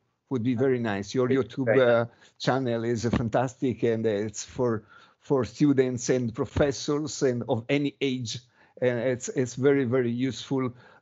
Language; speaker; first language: English; non-native, fluent; Italian